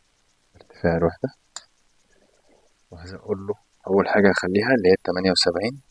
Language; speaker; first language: Arabic; native; Arabic